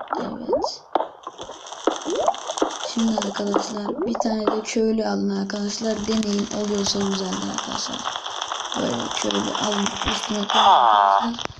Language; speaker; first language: Turkish; native; Turkish